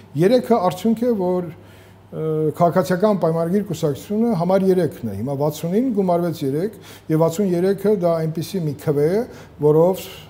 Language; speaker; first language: Armenian; native; Armenian